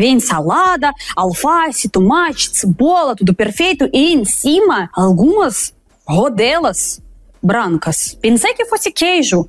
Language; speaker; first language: Portuguese; non-native, fluent; Russian